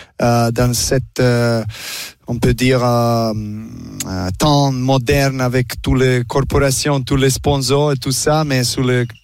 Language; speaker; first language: French; non-native, learner; Serbian